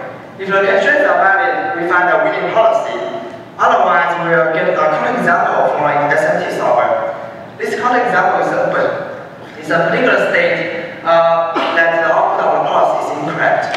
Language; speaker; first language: English; non-native, fluent; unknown